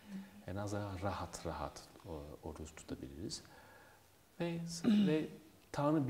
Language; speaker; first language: Turkish; non-native, fluent; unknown